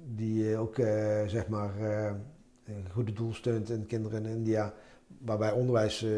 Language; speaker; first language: Dutch; early bilingual, other home language; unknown